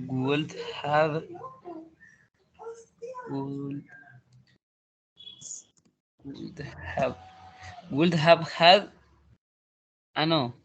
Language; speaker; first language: English; non-native, learner; Spanish